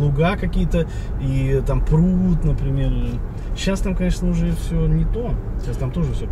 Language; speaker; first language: Russian; native; Russian